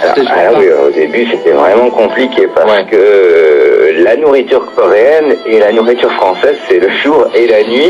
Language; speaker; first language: French; native; French